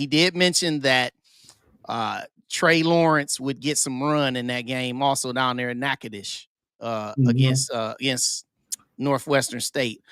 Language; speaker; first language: English; native; English